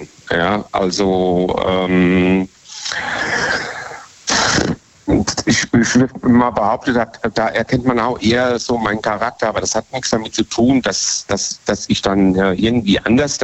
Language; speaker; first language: German; native; German